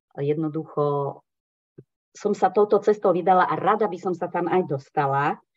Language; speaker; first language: Slovak; non-native, local second language; Hungarian